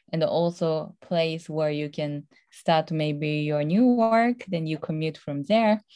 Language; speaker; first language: English; non-native, fluent; Japanese